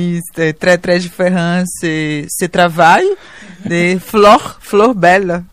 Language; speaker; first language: French; non-native, learner; Portuguese